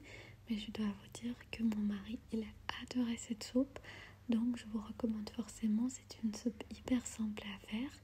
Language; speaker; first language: French; non-native, fluent; Armenian